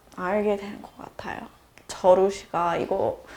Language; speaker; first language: Korean; non-native, fluent; English